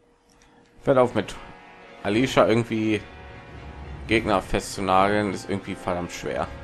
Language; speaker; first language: German; native; German